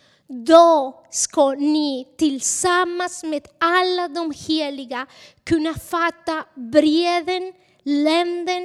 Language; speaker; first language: Swedish; non-native, fluent; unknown